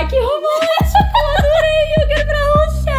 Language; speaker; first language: Portuguese; native; Portuguese